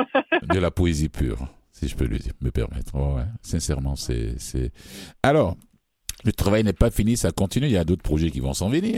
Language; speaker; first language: French; native; French